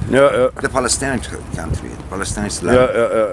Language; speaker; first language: English; non-native, learner; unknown